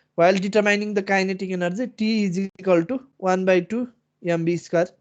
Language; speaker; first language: English; non-native, local second language; Nepali